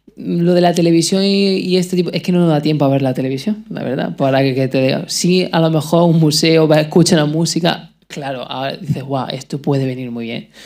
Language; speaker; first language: Spanish; native; Spanish